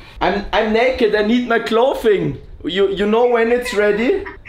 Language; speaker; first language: English; non-native, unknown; German